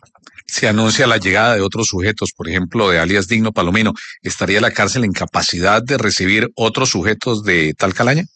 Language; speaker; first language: Spanish; native; Spanish